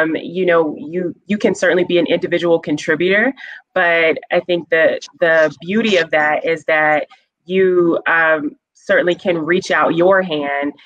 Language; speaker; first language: English; native; English